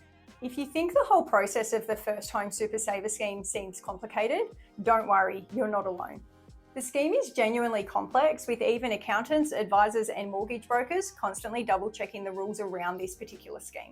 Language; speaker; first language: English; native; English